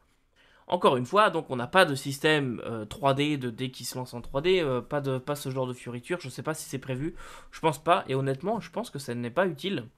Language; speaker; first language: French; native; French